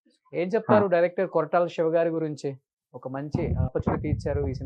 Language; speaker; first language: Telugu; native; Telugu